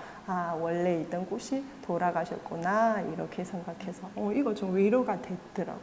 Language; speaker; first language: Korean; non-native, fluent; Chinese